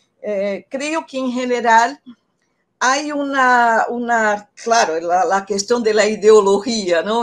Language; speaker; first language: Spanish; non-native, fluent; Portuguese